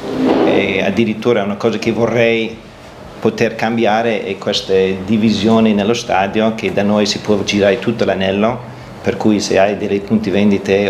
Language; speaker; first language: Italian; non-native, fluent; English